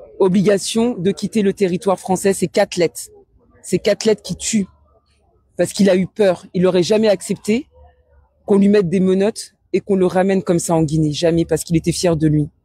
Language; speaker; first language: French; early bilingual, other home language; Wolof